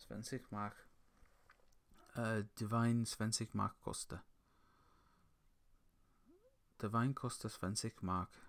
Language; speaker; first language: German; non-native, learner; English